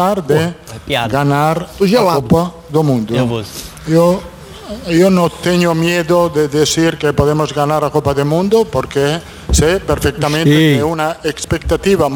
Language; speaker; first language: Portuguese; non-native, fluent; Italian